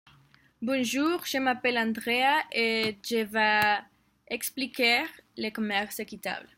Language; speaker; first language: French; non-native, learner; Spanish